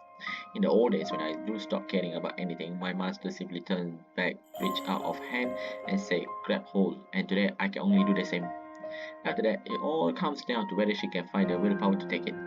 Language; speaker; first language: English; non-native, local second language; Malay